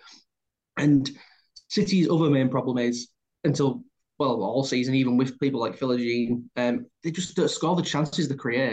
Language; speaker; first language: English; native; English